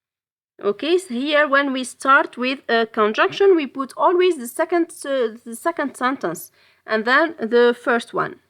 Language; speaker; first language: English; non-native, fluent; French